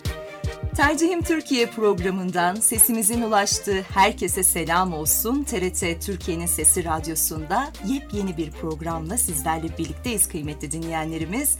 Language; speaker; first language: Turkish; native; Turkish